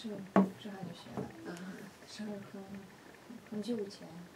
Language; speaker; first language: Chinese; non-native, learner; Russian